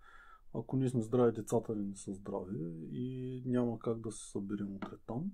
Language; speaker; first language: Bulgarian; native; Bulgarian